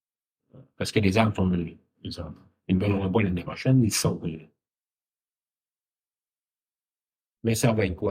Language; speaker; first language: French; native; French